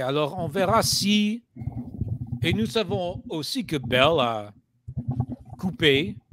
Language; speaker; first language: French; non-native, fluent; English